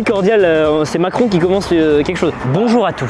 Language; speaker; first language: French; native; French